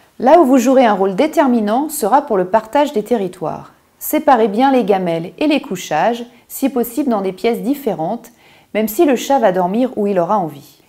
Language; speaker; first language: French; native; French